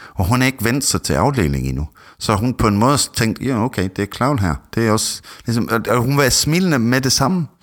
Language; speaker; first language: Danish; non-native, fluent; English